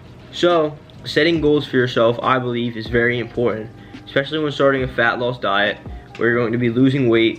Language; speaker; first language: English; native; English